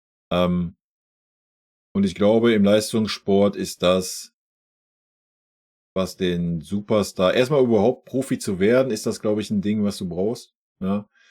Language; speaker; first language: German; native; German